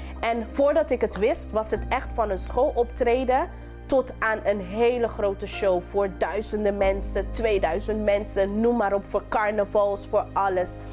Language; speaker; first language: Dutch; non-native, local second language; English